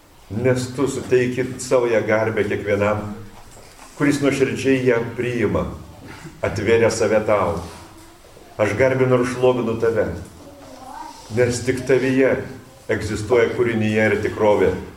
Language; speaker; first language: Lithuanian; native; Lithuanian